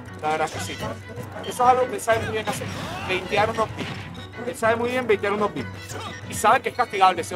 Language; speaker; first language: Spanish; native; Spanish